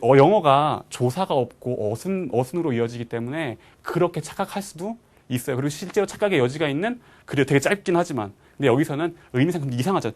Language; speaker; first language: Korean; native; Korean